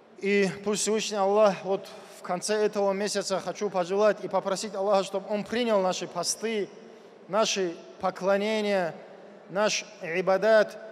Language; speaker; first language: Russian; non-native, local second language; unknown